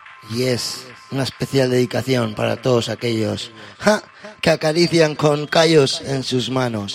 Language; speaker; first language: Spanish; native; Spanish